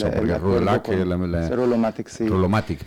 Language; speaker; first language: Spanish; native; Spanish